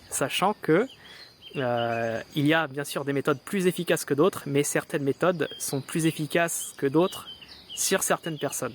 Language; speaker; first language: French; native; French